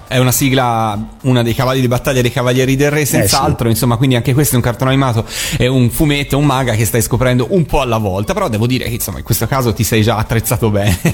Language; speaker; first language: Italian; native; Italian